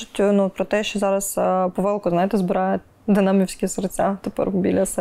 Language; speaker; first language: Ukrainian; native; Ukrainian